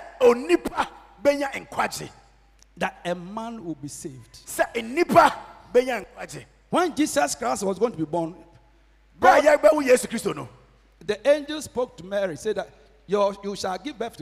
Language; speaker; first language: English; non-native, local second language; Akan